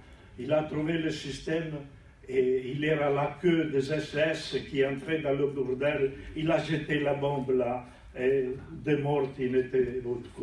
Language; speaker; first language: French; non-native, fluent; Italian